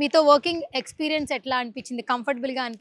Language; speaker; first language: Telugu; native; Telugu